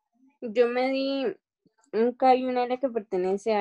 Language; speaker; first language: Spanish; native; Spanish